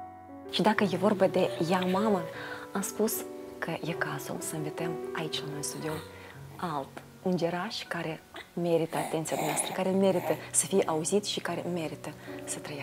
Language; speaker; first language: Romanian; native; Romanian